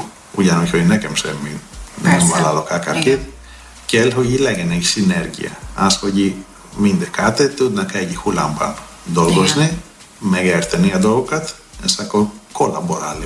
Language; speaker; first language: Hungarian; non-native, learner; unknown